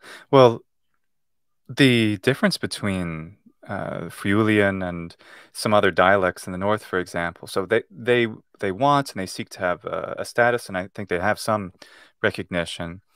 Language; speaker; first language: English; native; English